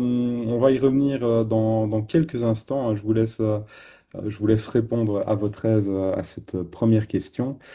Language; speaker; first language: French; native; French